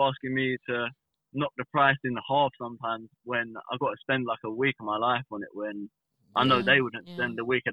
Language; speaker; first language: English; native; English